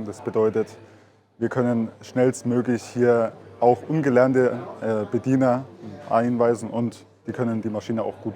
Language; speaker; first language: German; native; German